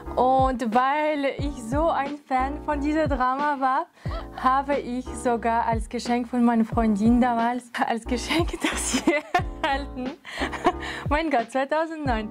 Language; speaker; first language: German; non-native, fluent; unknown